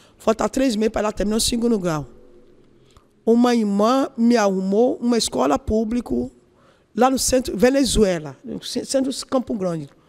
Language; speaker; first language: Portuguese; non-native, learner; Yoruba